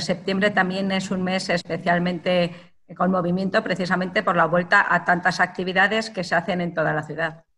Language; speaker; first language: Spanish; native; Spanish